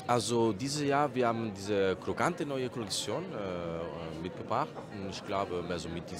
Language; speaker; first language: German; non-native, learner; Spanish